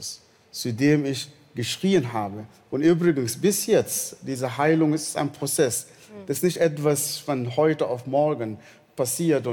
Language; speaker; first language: German; non-native, fluent; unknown